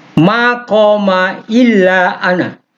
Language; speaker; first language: Arabic; non-native, fluent; Indonesian